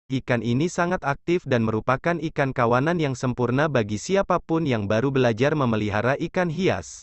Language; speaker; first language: Indonesian; native; Indonesian